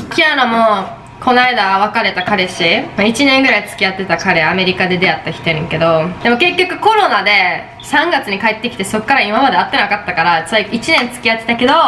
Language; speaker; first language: Japanese; early bilingual, heritage; Japanese